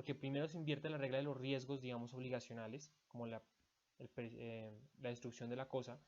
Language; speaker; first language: Spanish; native; Spanish